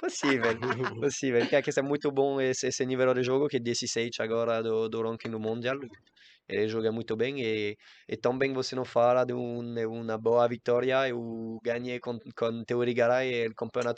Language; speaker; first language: Portuguese; non-native, learner; French